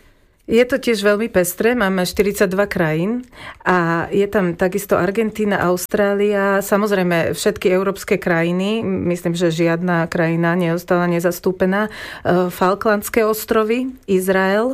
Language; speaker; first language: Slovak; native; Slovak